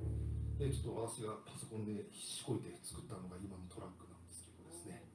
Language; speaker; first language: Japanese; native; Japanese